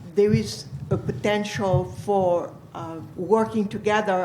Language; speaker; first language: English; non-native, fluent; French